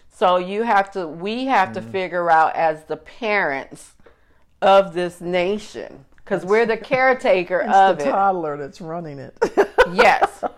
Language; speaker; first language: English; native; English